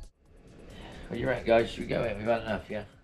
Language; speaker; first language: English; native; English